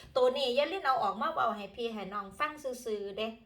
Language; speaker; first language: Thai; native; Thai